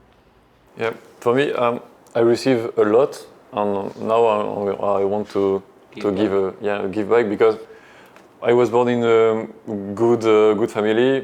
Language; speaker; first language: English; non-native, learner; French